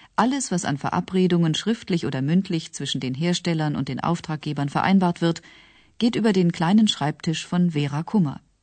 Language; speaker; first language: German; native; German